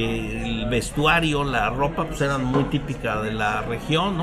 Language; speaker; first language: Spanish; native; Spanish